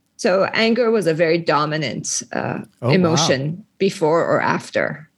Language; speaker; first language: English; early bilingual, other home language; Persian